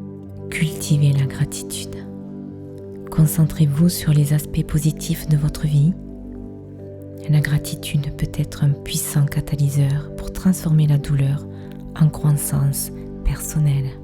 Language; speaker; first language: French; native; French